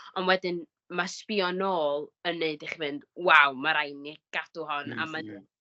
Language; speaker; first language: Welsh; native; Welsh